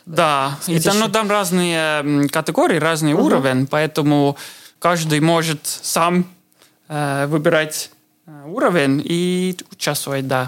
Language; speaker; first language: Russian; non-native, learner; Estonian